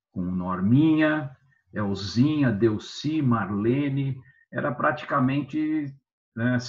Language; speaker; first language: Portuguese; native; Portuguese